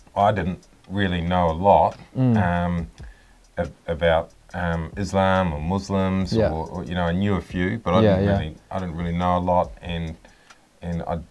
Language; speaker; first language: English; native; English